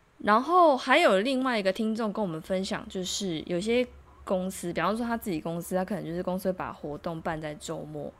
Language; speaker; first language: Chinese; native; Chinese